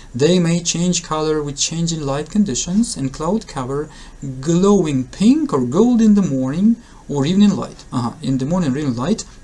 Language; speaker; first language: English; non-native, fluent; Russian